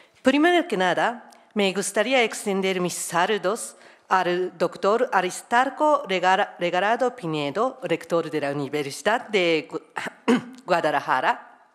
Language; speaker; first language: Spanish; non-native, fluent; Japanese